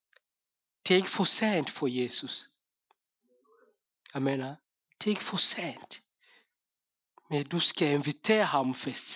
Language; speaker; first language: Danish; non-native, fluent; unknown